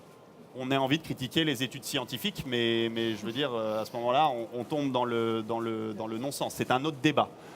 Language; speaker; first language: French; native; French